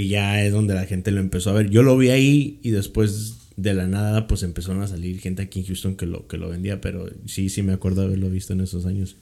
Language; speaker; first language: Spanish; early bilingual, heritage; Spanish